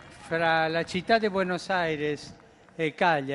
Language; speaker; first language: Italian; non-native, fluent; Spanish